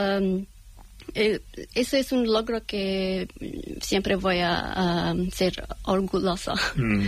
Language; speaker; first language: Spanish; non-native, learner; Persian